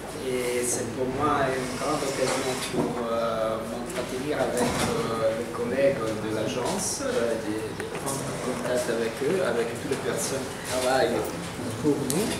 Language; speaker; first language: French; non-native, fluent; Italian